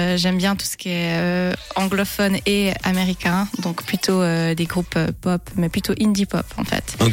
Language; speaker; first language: French; native; French